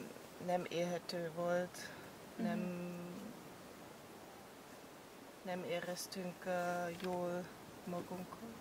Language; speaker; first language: Hungarian; non-native, learner; German